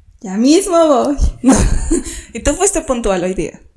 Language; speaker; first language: Spanish; native; Spanish